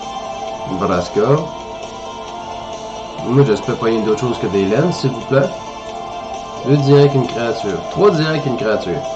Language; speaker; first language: French; native; French